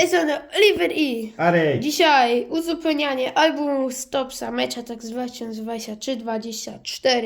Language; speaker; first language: Polish; native; Polish